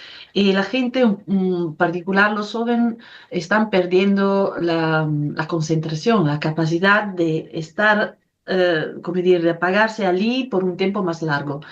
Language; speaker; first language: Spanish; non-native, fluent; Italian